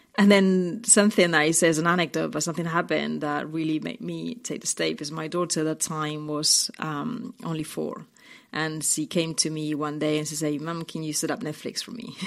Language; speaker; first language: English; non-native, fluent; Spanish